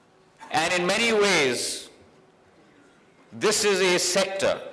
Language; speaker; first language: English; non-native, local second language; Hindi